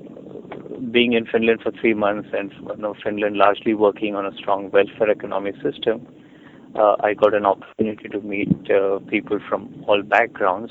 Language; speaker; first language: English; non-native, local second language; Hindi